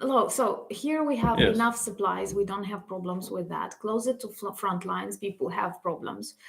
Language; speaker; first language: English; non-native, fluent; Ukrainian